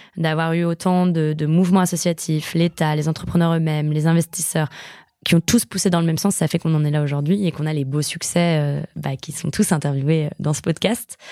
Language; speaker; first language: French; native; French